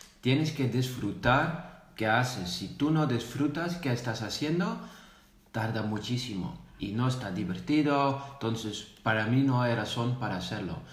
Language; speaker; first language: Spanish; non-native, fluent; Dutch